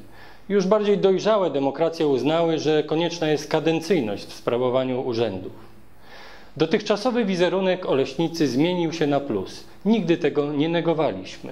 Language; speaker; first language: Polish; native; Polish